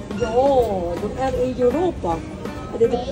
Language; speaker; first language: Swedish; non-native, fluent; Filipino